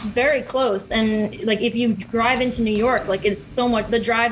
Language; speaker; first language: English; native; English